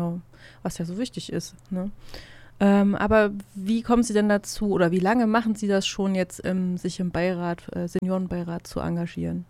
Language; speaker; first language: German; native; German